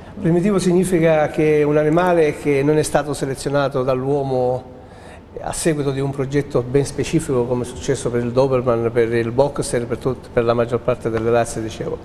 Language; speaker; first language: Italian; native; Italian